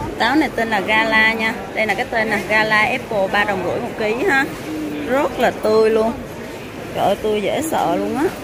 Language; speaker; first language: Vietnamese; native; Vietnamese